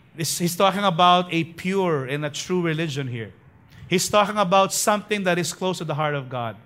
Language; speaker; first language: English; non-native, local second language; Filipino